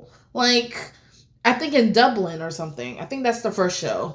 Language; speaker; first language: English; native; English